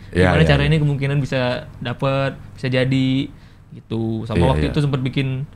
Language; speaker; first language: Indonesian; native; Indonesian